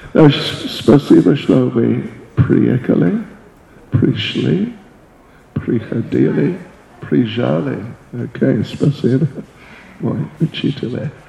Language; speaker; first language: Russian; non-native, learner; English